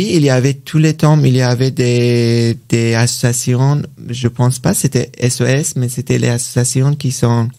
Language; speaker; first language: French; non-native, learner; Persian